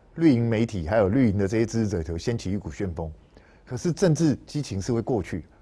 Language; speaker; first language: Chinese; native; Chinese